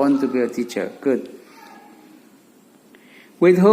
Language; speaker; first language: English; non-native, learner; Indonesian